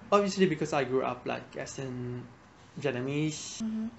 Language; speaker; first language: English; non-native, fluent; Vietnamese